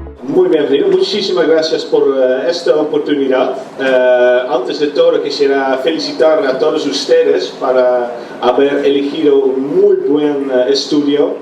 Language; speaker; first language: Spanish; non-native, fluent; Dutch